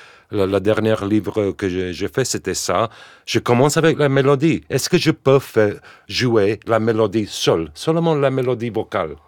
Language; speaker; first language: French; non-native, fluent; English